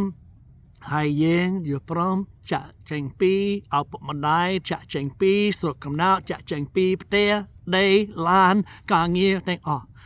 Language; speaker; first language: Khmer; non-native, fluent; English